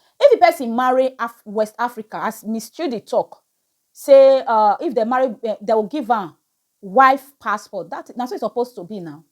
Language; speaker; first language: Nigerian Pidgin; native; Nigerian Pidgin